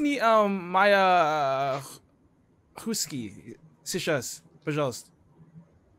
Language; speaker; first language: Russian; non-native, learner; English